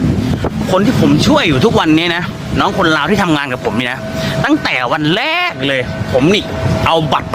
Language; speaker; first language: Thai; native; Thai